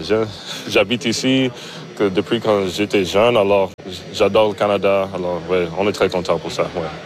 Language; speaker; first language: French; non-native, learner; English